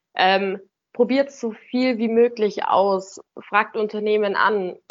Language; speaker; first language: German; native; German